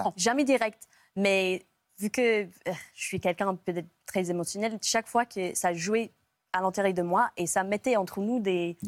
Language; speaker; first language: French; non-native, fluent; English